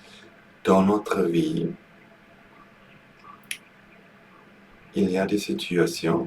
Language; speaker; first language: French; non-native, learner; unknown